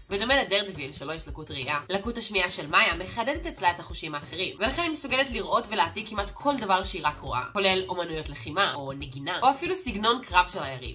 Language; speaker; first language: Hebrew; native; Hebrew